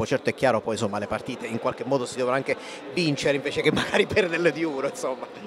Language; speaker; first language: Italian; native; Italian